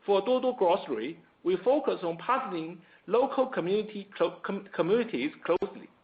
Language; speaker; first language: English; non-native, fluent; Chinese